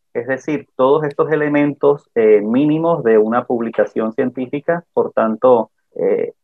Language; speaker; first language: Spanish; native; Spanish